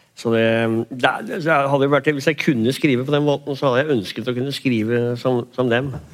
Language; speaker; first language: Norwegian; native; Norwegian